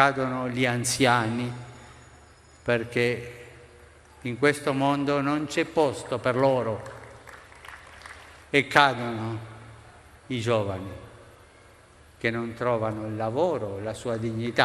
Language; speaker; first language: Italian; non-native, fluent; Spanish